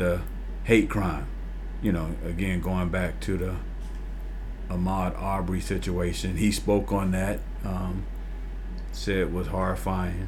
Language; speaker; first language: English; native; English